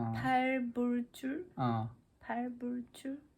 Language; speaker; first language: Korean; non-native, fluent; Japanese